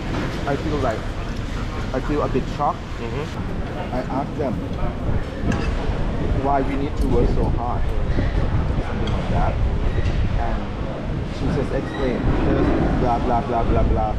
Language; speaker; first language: English; non-native, fluent; Thai